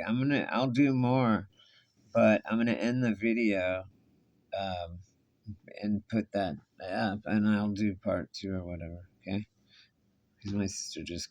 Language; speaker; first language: English; native; English